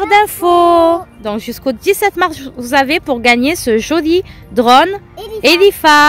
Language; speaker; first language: French; native; French